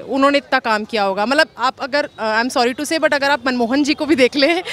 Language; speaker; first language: Hindi; native; Hindi